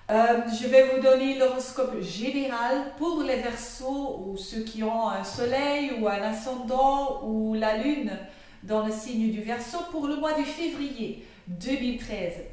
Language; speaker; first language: French; non-native, local second language; Dutch